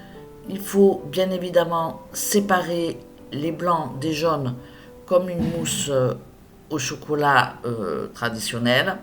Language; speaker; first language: French; native; French